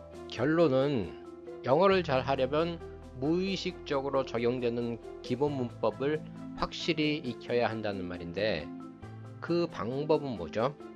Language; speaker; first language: Korean; native; Korean